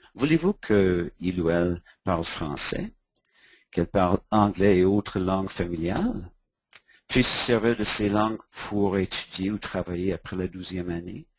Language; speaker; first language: French; non-native, local second language; English